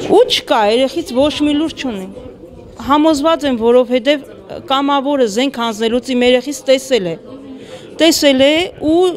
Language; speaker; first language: Armenian; native; Armenian